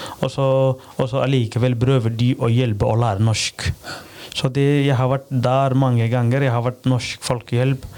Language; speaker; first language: Norwegian; non-native, fluent; Somali